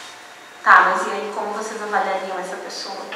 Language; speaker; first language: Portuguese; non-native, fluent; Spanish